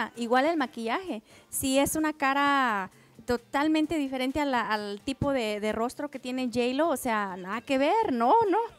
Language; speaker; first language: Spanish; native; Spanish